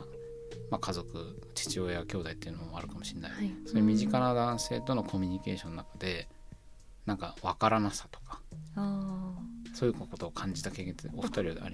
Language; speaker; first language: Japanese; native; Japanese